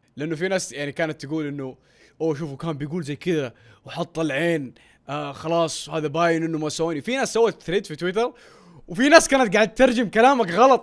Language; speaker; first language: Arabic; native; Arabic